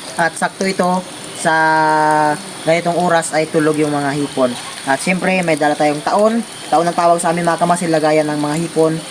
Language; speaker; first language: Filipino; native; Filipino